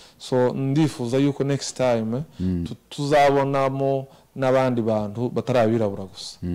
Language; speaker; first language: Kinyarwanda; native; Kinyarwanda